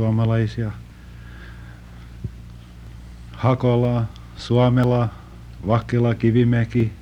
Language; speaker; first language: Finnish; early bilingual, heritage; Finnish